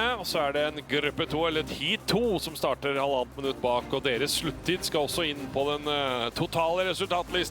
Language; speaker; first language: Norwegian; native; Norwegian